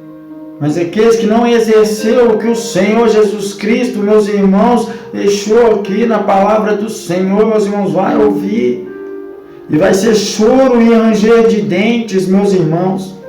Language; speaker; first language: Portuguese; native; Portuguese